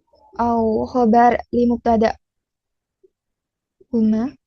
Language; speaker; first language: Arabic; non-native, learner; Indonesian